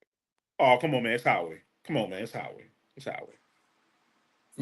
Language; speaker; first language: English; native; English